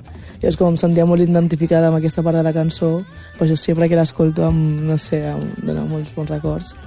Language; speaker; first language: Catalan; early bilingual, other home language; Wolof